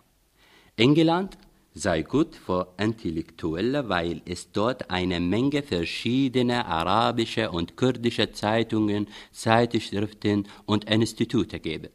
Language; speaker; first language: German; non-native, fluent; Arabic